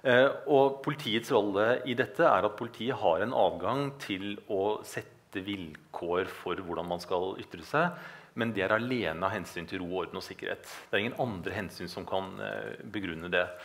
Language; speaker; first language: Norwegian; native; Norwegian